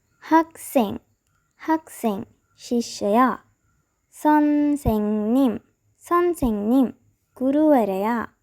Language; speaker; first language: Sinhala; native; Sinhala